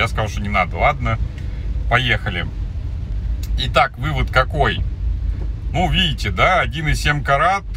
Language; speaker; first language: Russian; native; Russian